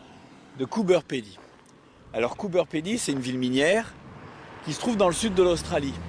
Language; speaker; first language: French; native; French